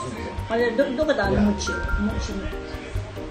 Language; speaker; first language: Japanese; non-native, learner; Filipino